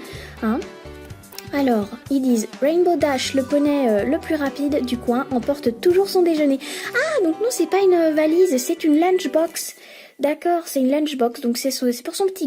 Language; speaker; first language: French; native; French